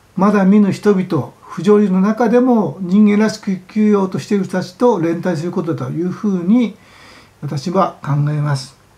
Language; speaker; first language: Japanese; native; Japanese